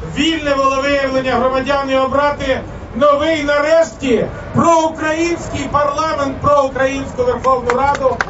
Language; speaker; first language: Ukrainian; native; Ukrainian